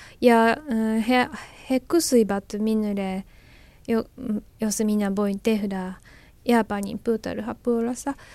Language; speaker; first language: Finnish; non-native, learner; Japanese